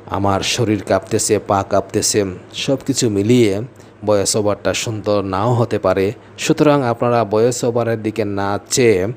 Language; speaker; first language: Bangla; native; Bangla